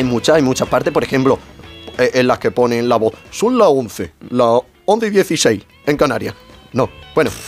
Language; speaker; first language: Spanish; native; Spanish